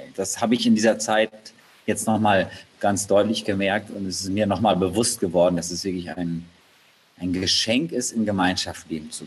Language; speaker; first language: German; native; German